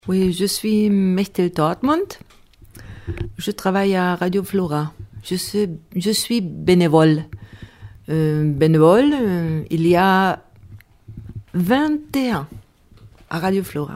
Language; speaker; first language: French; non-native, learner; Spanish